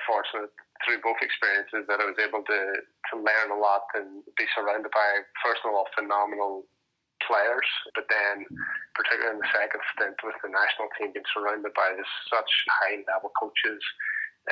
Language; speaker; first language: English; native; English